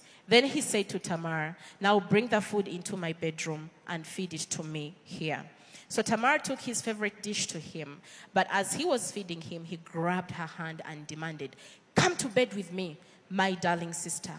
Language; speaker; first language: English; non-native, local second language; Ganda